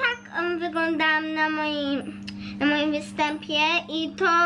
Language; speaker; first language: Polish; early bilingual, heritage; Polish